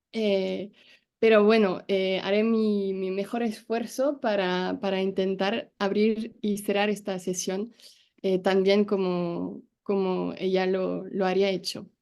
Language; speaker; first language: Spanish; non-native, fluent; French